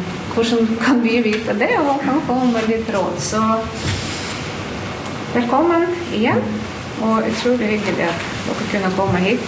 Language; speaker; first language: Norwegian; non-native, fluent; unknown